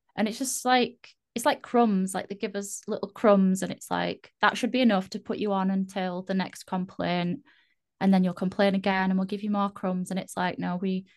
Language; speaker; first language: English; native; English